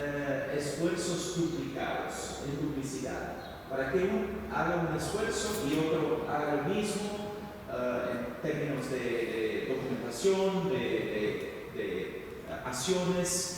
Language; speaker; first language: Spanish; non-native, fluent; Portuguese